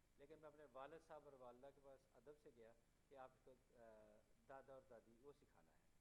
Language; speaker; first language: Urdu; native; Urdu